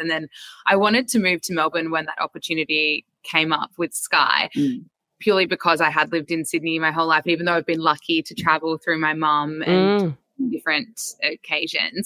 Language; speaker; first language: English; native; English